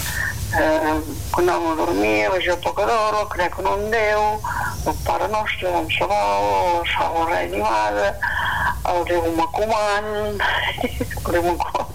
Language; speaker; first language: Catalan; native; Catalan